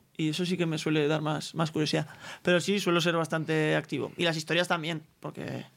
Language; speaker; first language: Spanish; native; Spanish